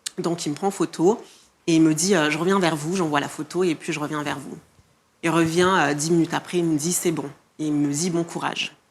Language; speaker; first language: French; non-native, local second language; Malagasy